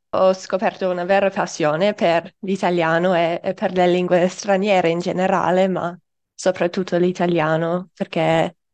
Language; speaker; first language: Italian; non-native, fluent; English